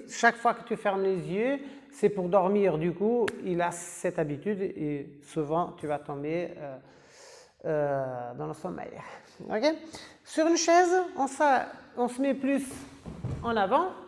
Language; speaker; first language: French; non-native, fluent; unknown